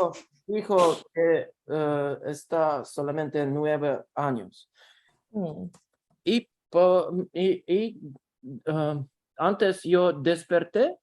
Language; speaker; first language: Spanish; non-native, learner; Russian